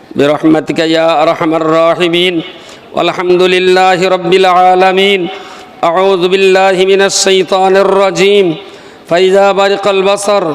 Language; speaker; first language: Arabic; non-native, fluent; Bangla